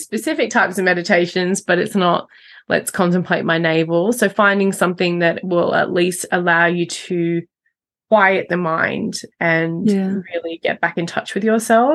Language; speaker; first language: English; native; English